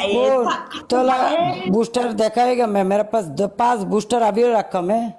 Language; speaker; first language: Hindi; non-native, learner; Bangla